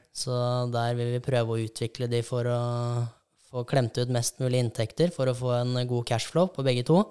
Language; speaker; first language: Norwegian; native; Norwegian